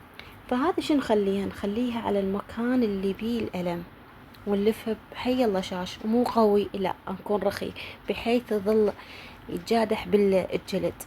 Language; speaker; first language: Arabic; native; Arabic